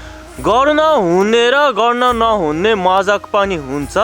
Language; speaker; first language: Nepali; non-native, fluent; Japanese